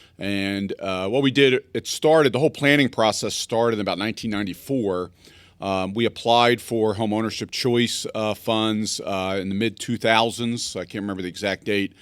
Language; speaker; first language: English; native; English